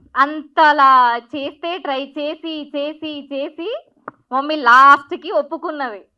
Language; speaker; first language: Telugu; non-native, local second language; Marathi